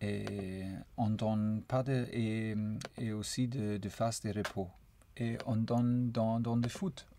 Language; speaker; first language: French; non-native, fluent; German